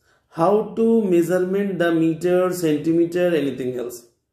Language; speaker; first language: English; non-native, local second language; Bangla